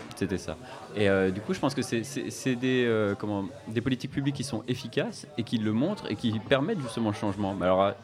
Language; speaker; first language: French; native; French